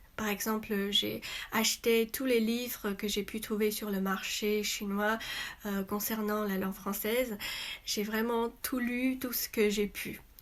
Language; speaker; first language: French; non-native, fluent; Chinese